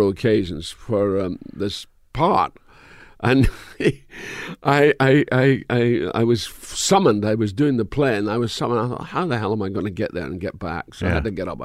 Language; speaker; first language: English; native; English